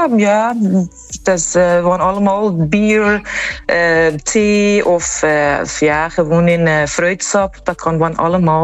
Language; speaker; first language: Dutch; non-native, fluent; Persian